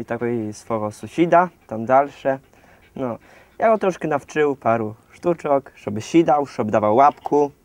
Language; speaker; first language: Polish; non-native, local second language; Ukrainian